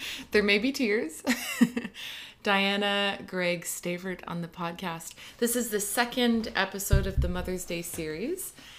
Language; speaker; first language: English; native; English